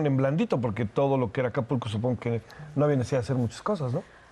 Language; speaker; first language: Spanish; native; Spanish